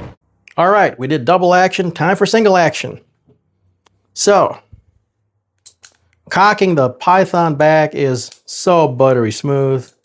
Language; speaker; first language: English; native; English